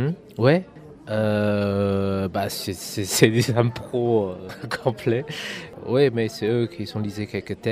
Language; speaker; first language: French; non-native, fluent; Chinese